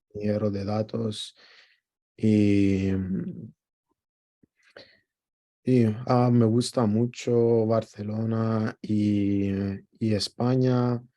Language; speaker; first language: Spanish; non-native, learner; Greek